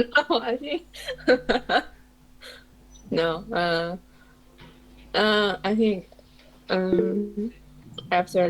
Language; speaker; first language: English; non-native, learner; Chinese